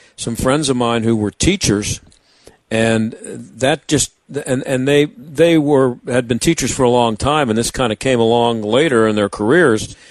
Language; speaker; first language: English; native; English